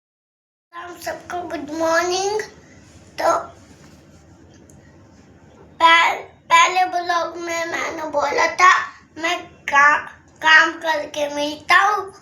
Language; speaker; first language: Hindi; native; Hindi